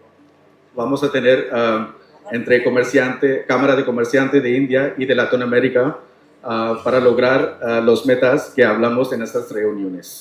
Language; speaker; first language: Spanish; non-native, learner; Tamil